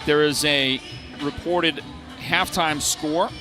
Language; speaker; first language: English; native; English